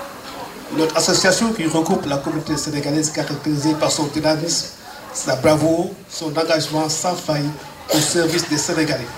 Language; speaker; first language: French; non-native, local second language; Wolof